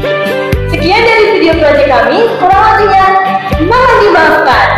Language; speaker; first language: Indonesian; native; Indonesian